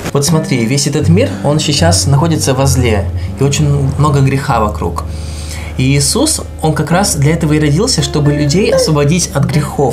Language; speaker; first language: Russian; native; Russian